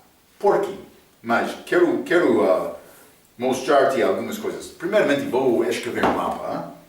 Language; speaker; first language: Portuguese; non-native, fluent; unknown